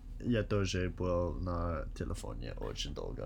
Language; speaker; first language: Russian; non-native, learner; English